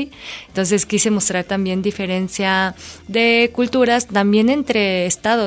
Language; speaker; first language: Spanish; non-native, fluent; Korean